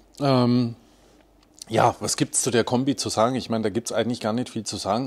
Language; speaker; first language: German; native; German